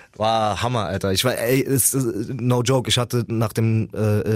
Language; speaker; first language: German; native; German